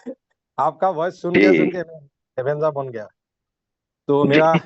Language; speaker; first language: Hindi; non-native, local second language; Assamese